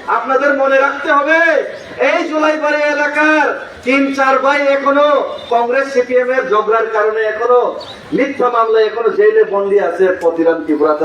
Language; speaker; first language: Bangla; non-native, local second language; Kok Borok